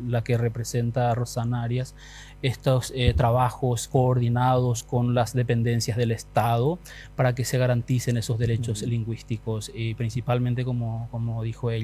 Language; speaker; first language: Spanish; non-native, local second language; Guarani